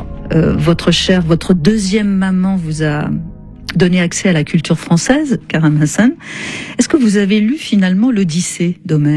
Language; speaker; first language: French; native; French